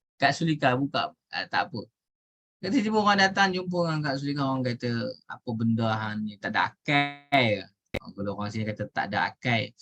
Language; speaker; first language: Malay; native; Malay